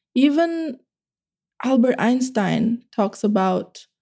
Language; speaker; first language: English; early bilingual, other home language; Indonesian